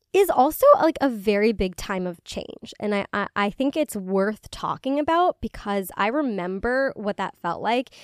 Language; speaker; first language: English; native; English